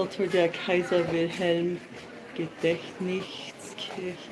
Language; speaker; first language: German; non-native, learner; English